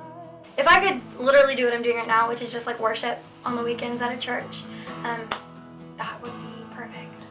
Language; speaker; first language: English; native; English